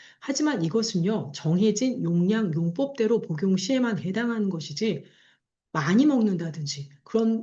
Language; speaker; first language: Korean; native; Korean